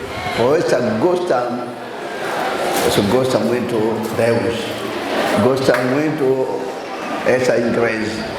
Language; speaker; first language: Portuguese; non-native, learner; Lingala